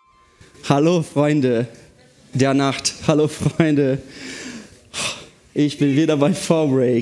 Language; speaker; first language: German; non-native, fluent; Portuguese